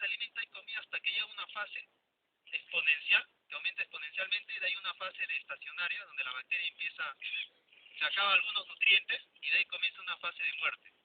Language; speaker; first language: Spanish; native; Spanish